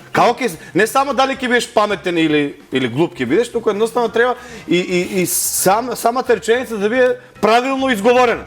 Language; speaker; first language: Macedonian; native; Macedonian